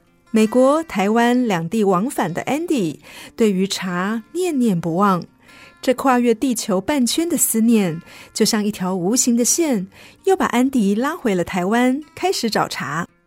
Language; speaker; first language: Chinese; native; Chinese